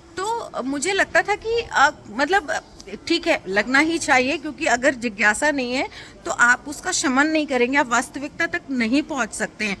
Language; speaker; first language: Hindi; native; Hindi